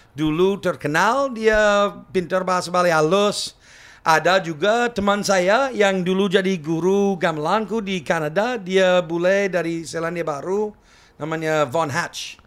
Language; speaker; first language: Indonesian; non-native, fluent; English